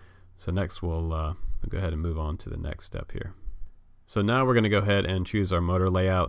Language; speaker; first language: English; native; English